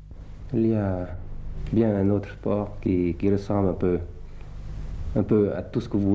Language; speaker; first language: French; early bilingual, other home language; Thai